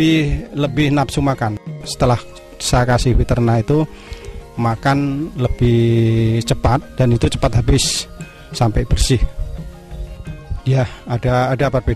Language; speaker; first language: Indonesian; non-native, local second language; Javanese